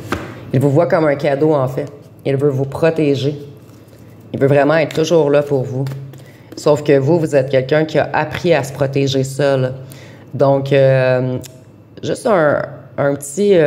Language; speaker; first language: French; native; French